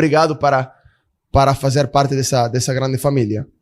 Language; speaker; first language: Portuguese; non-native, fluent; Italian